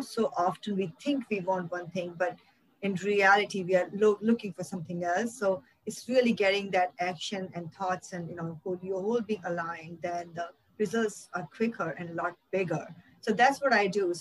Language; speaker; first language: English; non-native, local second language; Hindi